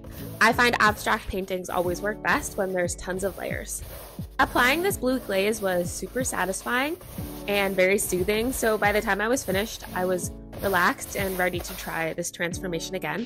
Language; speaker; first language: English; native; English